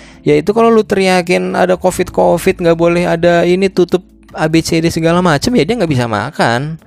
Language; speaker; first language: Indonesian; native; Indonesian